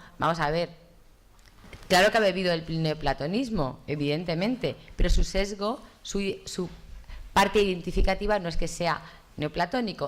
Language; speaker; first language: Spanish; native; Spanish